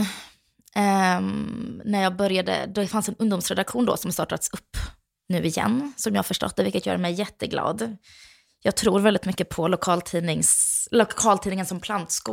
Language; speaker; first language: Swedish; native; Swedish